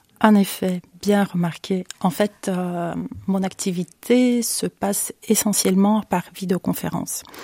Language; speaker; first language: French; non-native, fluent; Ukrainian